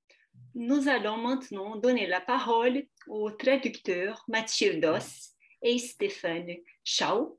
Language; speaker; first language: French; non-native, fluent; Portuguese